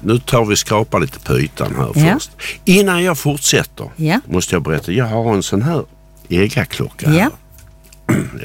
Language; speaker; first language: Swedish; native; Swedish